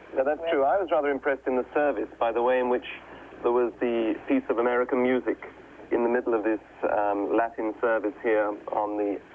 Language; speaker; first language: English; native; English